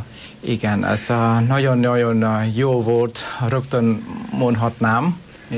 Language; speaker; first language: Hungarian; non-native, fluent; Vietnamese